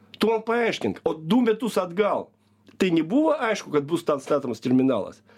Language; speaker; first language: Lithuanian; non-native, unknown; Russian